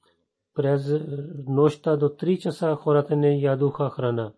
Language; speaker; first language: Bulgarian; non-native, learner; Urdu